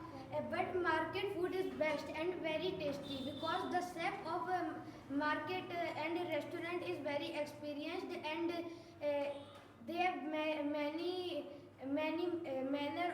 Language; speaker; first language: English; non-native, learner; Hindi